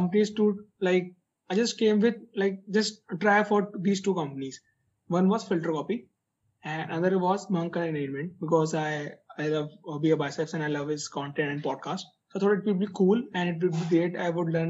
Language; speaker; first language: English; non-native, local second language; Hindi